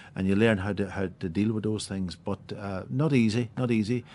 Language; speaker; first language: English; native; English